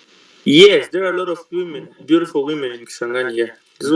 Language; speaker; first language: English; non-native, learner; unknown